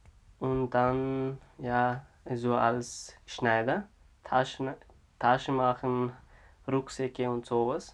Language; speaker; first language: German; non-native, learner; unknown